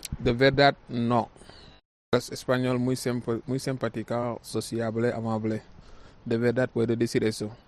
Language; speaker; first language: Spanish; non-native, learner; Wolof